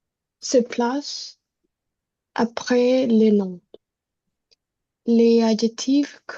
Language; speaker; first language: French; non-native, learner; Spanish